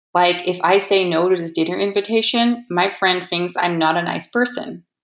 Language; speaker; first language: English; non-native, fluent; Dutch